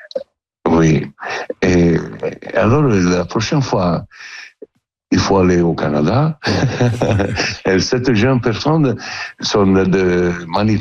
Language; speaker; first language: French; non-native, fluent; Italian